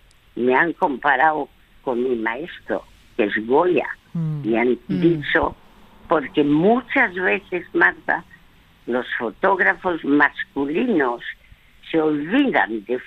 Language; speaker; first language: Spanish; early bilingual, other home language; French